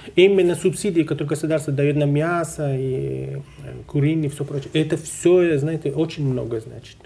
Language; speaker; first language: Russian; non-native, fluent; Persian